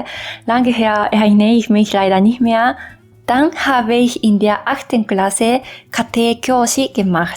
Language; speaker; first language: German; non-native, fluent; Japanese